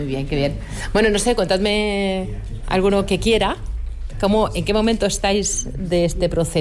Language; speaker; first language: Spanish; native; Spanish